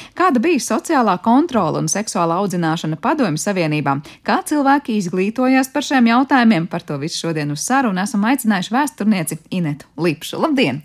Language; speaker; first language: Latvian; native; Latvian